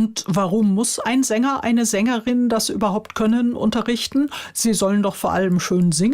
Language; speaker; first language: German; native; German